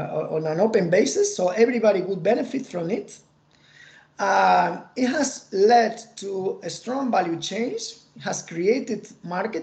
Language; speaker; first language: English; non-native, fluent; Spanish